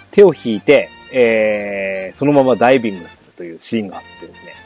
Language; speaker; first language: Japanese; native; Japanese